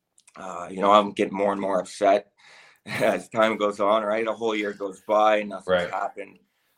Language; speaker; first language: English; native; English